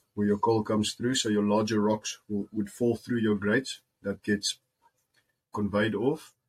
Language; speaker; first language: English; non-native, local second language; Afrikaans